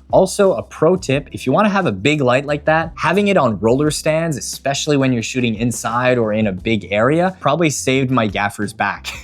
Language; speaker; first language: English; native; English